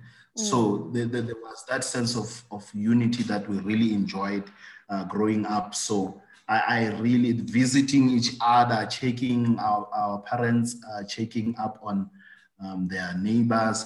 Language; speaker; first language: English; non-native, local second language; Southern Sotho